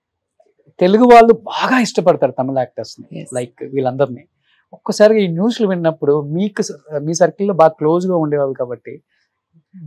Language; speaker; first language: Telugu; native; Telugu